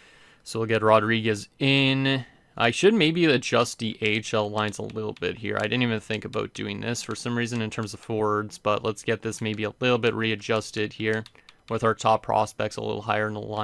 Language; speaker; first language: English; native; English